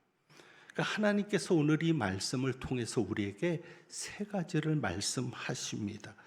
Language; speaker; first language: Korean; native; Korean